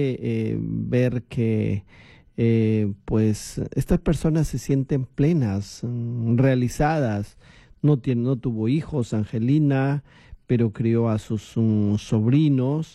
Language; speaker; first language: Spanish; native; Spanish